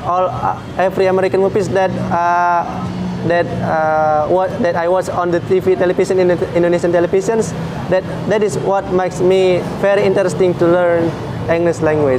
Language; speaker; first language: English; non-native, fluent; Indonesian